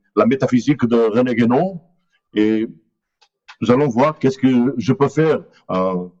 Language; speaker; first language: French; non-native, learner; Portuguese